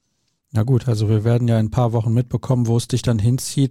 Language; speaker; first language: German; native; German